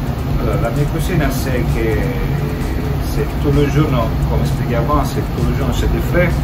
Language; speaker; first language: French; non-native, learner; Italian